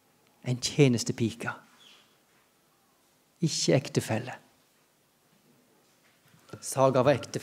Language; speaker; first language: Norwegian; native; Norwegian